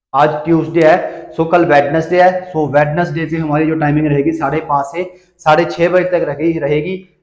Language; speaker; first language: Hindi; native; Hindi